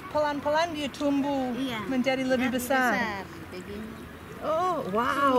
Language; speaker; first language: Indonesian; non-native, learner; English